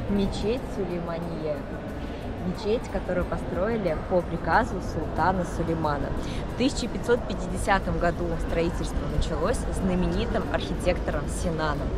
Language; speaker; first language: Russian; native; Russian